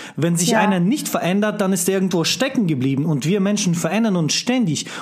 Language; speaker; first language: German; non-native, fluent; Russian